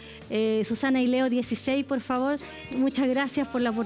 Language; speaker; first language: Spanish; native; Spanish